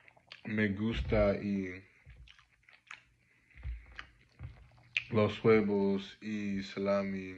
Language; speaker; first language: Spanish; non-native, learner; English